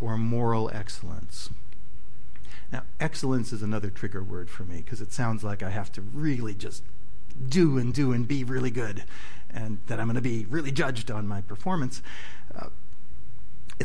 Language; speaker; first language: English; native; English